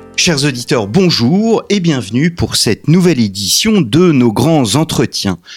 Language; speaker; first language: French; native; French